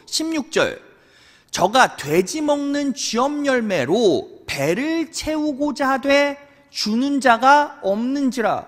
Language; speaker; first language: Korean; native; Korean